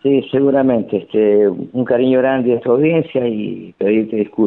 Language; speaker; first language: Spanish; native; Spanish